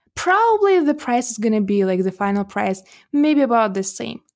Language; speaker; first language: English; non-native, fluent; Russian